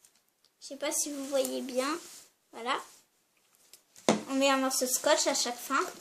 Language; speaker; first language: French; native; French